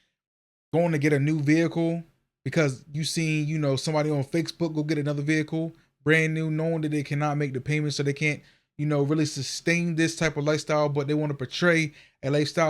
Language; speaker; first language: English; native; English